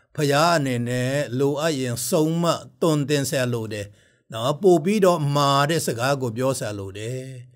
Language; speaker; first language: Burmese; non-native, local second language; Tedim Chin